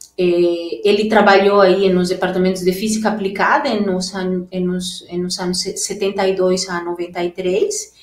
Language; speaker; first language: Portuguese; non-native, fluent; Spanish